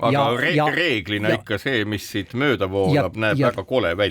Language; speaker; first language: Estonian; native; Estonian